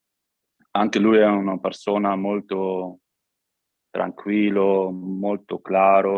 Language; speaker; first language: Italian; non-native, learner; German